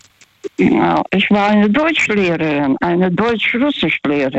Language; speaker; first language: German; non-native, fluent; Russian